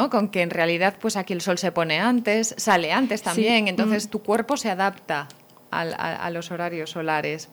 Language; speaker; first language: Spanish; native; Spanish